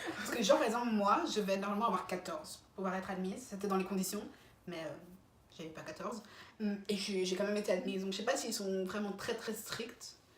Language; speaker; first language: French; native; French